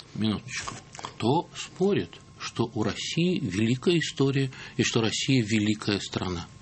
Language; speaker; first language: Russian; native; Russian